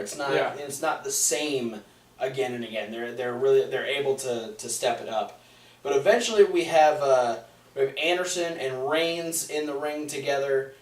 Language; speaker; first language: English; native; English